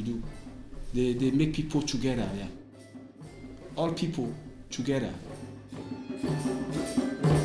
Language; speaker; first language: English; non-native, learner; Ewe